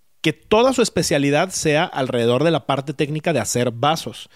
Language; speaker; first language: Spanish; native; Spanish